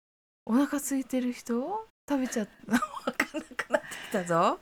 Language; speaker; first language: Japanese; native; Japanese